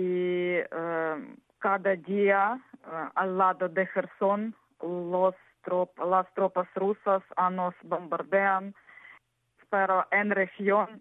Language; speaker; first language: Spanish; non-native, learner; Ukrainian